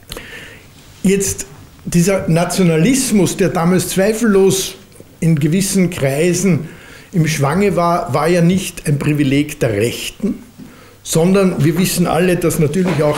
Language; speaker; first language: German; native; German